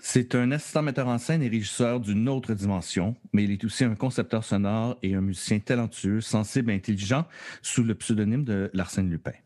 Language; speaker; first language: French; native; French